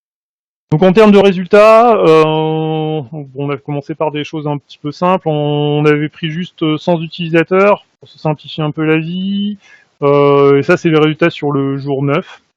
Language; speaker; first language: French; native; French